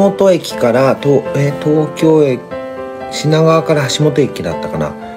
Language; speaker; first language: Japanese; native; Japanese